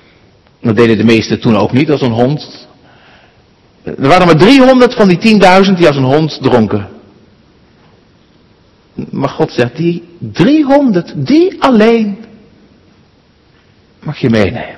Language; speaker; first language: Dutch; native; Dutch